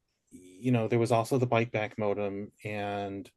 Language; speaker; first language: English; native; English